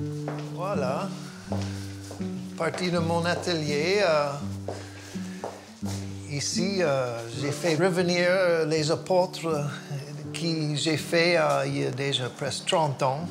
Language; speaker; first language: French; non-native, fluent; English